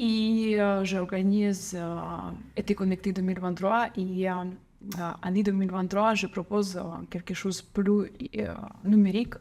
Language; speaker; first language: French; non-native, learner; Ukrainian